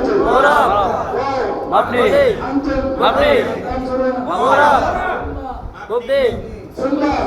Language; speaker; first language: Arabic; non-native, learner; Bangla